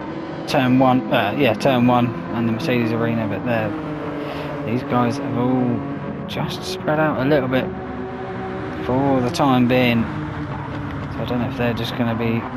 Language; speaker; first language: English; native; English